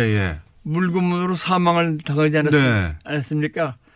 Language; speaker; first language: Korean; native; Korean